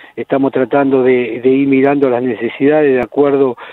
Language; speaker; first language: Spanish; native; Spanish